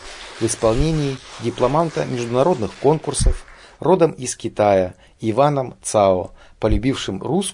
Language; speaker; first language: Russian; native; Russian